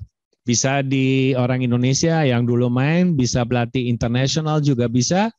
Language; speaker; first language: Indonesian; non-native, fluent; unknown